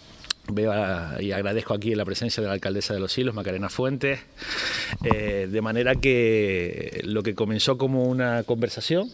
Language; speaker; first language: Spanish; native; Spanish